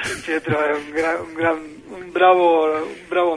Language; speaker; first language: Italian; non-native, learner; Spanish